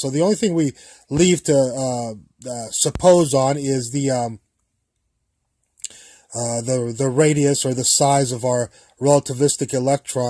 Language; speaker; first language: English; native; English